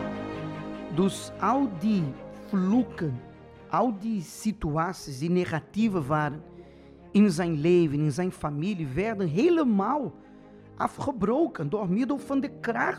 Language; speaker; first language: Dutch; non-native, fluent; Portuguese